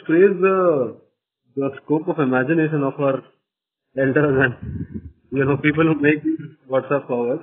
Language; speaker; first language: English; non-native, local second language; Marathi